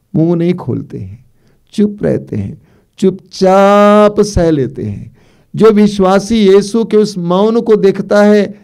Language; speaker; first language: Hindi; native; Hindi